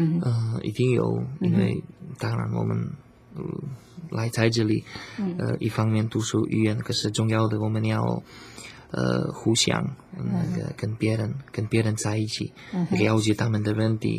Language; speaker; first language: Chinese; non-native, learner; Slovak